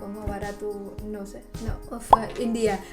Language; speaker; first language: Spanish; non-native, learner; Vietnamese